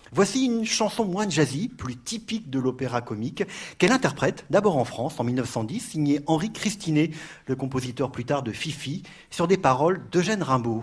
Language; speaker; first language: French; native; French